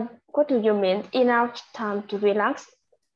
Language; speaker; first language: English; non-native, learner; Vietnamese